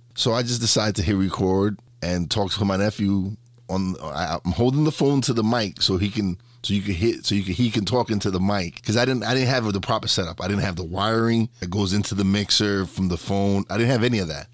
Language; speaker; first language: English; native; English